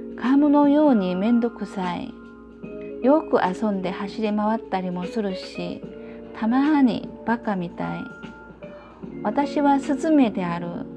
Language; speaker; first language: Japanese; non-native, learner; Korean